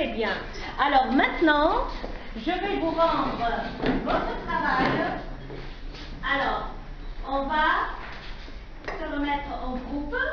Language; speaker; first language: French; non-native, local second language; Arabic